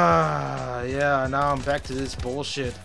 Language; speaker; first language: English; native; English